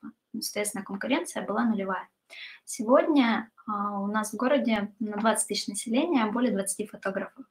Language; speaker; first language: Russian; native; Russian